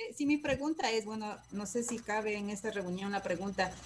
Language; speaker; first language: Spanish; native; Spanish